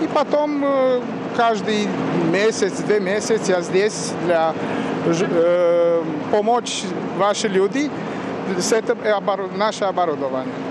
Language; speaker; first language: Russian; non-native, learner; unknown